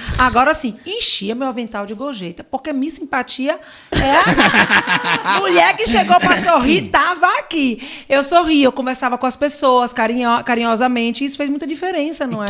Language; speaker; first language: Portuguese; native; Portuguese